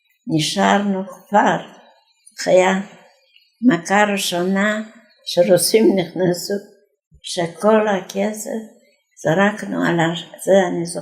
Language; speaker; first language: Hebrew; non-native, fluent; Yiddish